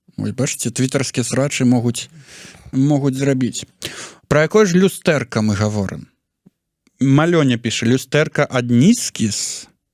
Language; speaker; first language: Belarusian; native; Belarusian